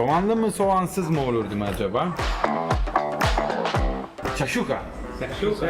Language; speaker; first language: Turkish; non-native, learner; Italian